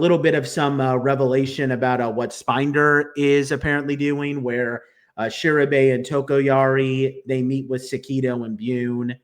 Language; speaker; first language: English; native; English